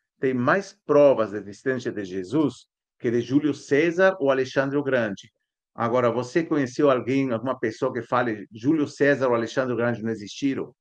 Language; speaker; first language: Portuguese; non-native, fluent; Spanish